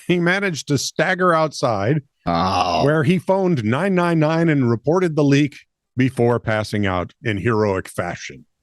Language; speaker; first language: English; native; English